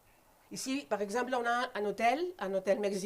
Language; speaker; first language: French; non-native, fluent; Spanish